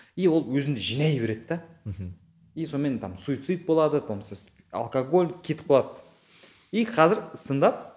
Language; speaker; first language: Kazakh; non-native, local second language; Uzbek